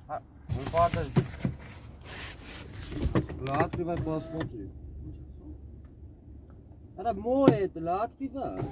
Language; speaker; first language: Russian; non-native, learner; Armenian